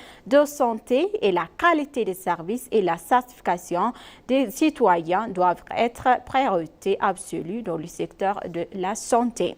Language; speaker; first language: French; non-native, fluent; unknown